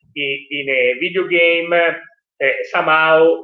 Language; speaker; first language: English; non-native, learner; Italian